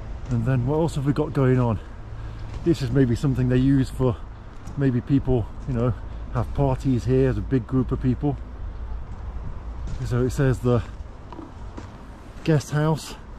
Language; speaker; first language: English; native; English